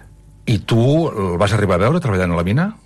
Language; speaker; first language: Catalan; native; Catalan